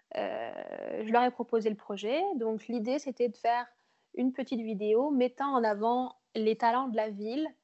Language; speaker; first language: French; native; French